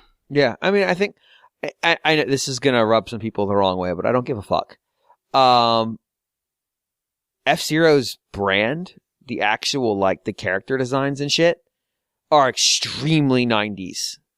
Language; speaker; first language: English; native; English